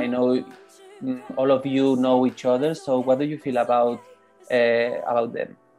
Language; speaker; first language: English; non-native, learner; Spanish